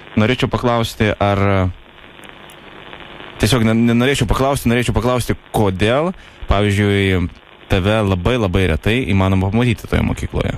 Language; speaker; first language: Lithuanian; native; Lithuanian